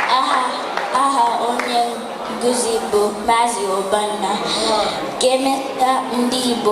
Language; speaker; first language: Igbo; early bilingual, heritage; Igbo